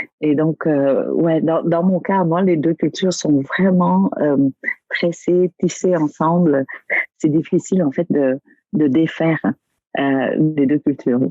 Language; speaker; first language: French; early bilingual, other home language; Vietnamese